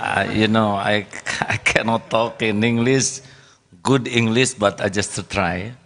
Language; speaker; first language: English; non-native, learner; Indonesian